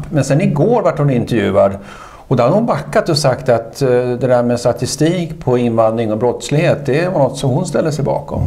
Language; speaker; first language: Swedish; native; Swedish